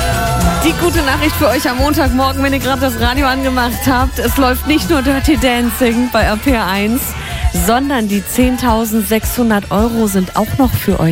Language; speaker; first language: German; native; German